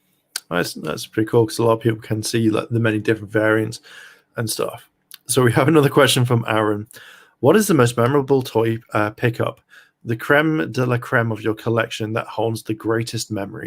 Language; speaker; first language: English; native; English